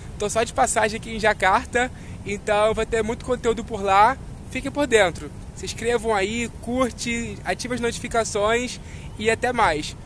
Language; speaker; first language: Portuguese; native; Portuguese